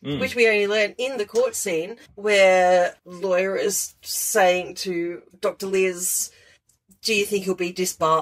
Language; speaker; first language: English; native; English